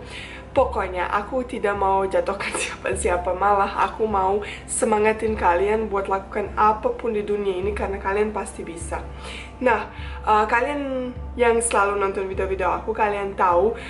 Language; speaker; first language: Indonesian; non-native, fluent; Bosnian